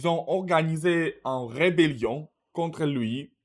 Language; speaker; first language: French; non-native, learner; Russian